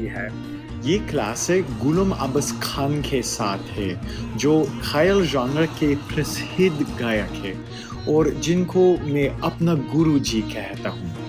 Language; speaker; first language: Hindi; non-native, fluent; English